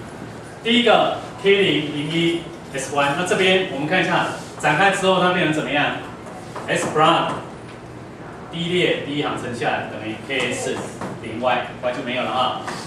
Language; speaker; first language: Chinese; native; Chinese